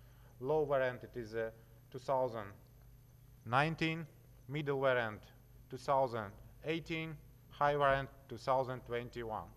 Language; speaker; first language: English; non-native, learner; Russian